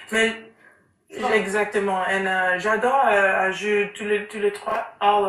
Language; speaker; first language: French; non-native, learner; English